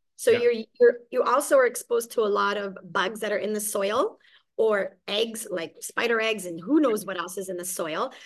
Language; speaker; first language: English; early bilingual, other home language; Hungarian